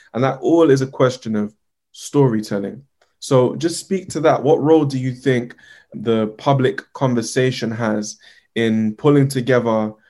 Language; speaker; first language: English; native; English